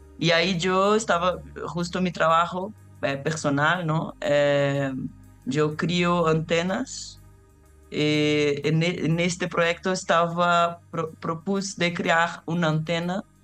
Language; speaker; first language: Spanish; non-native, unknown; Portuguese